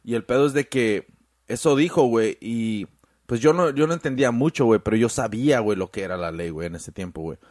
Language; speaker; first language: Spanish; early bilingual, heritage; Spanish